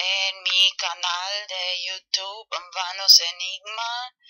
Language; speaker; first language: Spanish; non-native, fluent; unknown